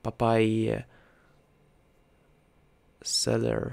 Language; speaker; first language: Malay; non-native, learner; Russian